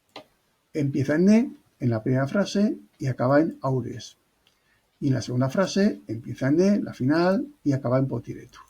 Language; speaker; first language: Spanish; native; Spanish